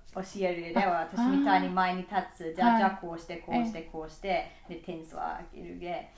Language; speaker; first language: Japanese; non-native, learner; English